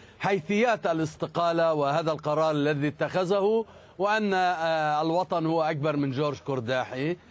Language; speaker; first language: Arabic; native; Arabic